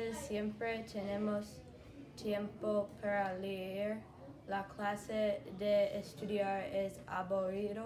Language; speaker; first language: Spanish; non-native, learner; English